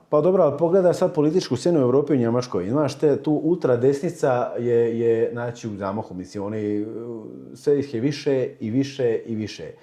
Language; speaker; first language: Croatian; early bilingual, heritage; Croatian